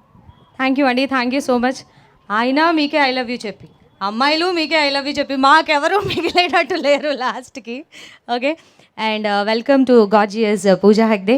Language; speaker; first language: Telugu; native; Telugu